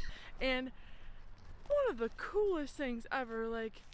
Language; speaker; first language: English; native; English